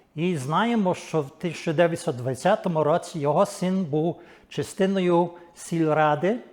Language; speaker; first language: Ukrainian; early bilingual, heritage; Ukrainian